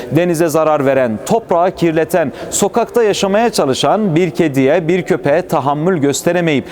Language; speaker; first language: Turkish; native; Turkish